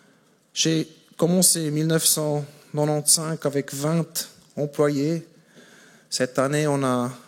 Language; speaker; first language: French; non-native, fluent; German